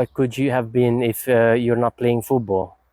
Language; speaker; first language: English; non-native, fluent; Hungarian